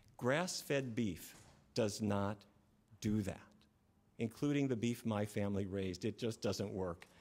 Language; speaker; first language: English; native; English